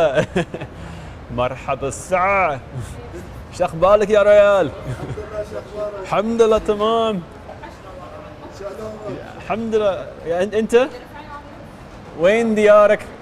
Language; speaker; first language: Arabic; non-native, learner; English